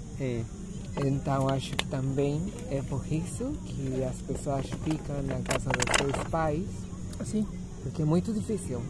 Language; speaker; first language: Portuguese; non-native, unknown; Spanish